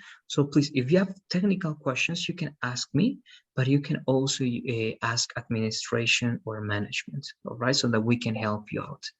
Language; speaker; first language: English; non-native, fluent; Spanish